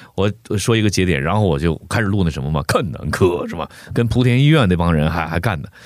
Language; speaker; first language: Chinese; native; Chinese